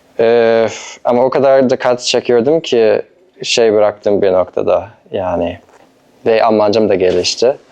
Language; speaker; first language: Turkish; non-native, fluent; English